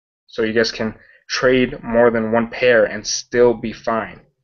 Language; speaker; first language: English; early bilingual, other home language; Spanish